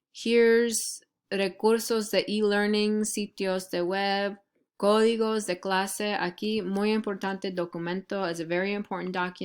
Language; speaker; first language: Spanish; non-native, fluent; English